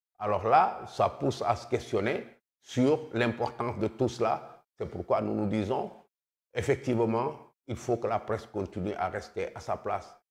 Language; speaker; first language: French; non-native, local second language; Wolof